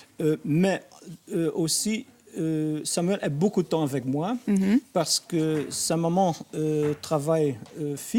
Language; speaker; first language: French; non-native, fluent; Dutch